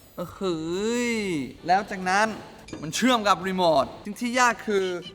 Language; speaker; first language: Thai; early bilingual, other home language; English